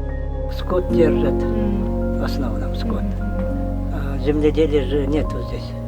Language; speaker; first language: Russian; non-native, local second language; Kyrgyz